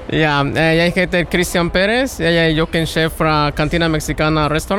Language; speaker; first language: Norwegian; non-native, learner; Spanish